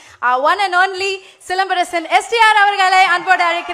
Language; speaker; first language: Tamil; native; Tamil